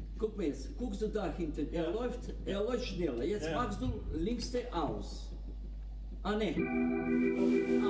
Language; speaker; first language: German; non-native, learner; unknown